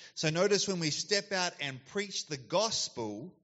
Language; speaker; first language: English; native; English